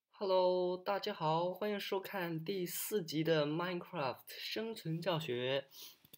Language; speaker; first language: Chinese; early bilingual, heritage; Chinese